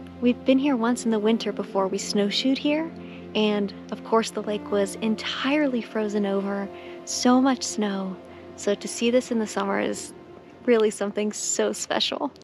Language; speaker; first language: English; native; English